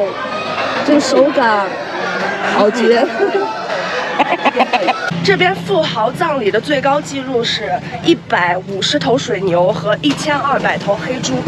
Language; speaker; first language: Chinese; native; Chinese